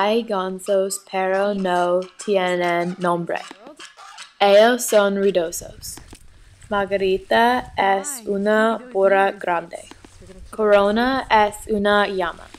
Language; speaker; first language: Spanish; non-native, learner; English